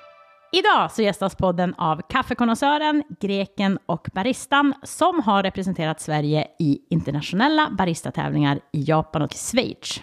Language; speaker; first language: Swedish; native; Swedish